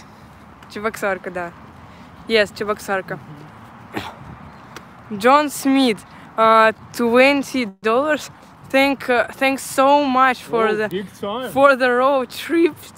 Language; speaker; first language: English; non-native, learner; Russian